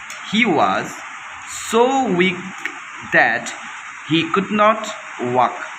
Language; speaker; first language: English; non-native, local second language; Bangla